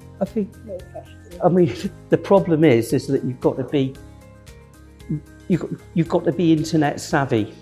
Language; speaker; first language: English; native; English